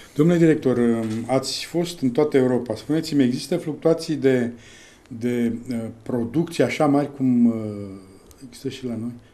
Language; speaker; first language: Romanian; native; Romanian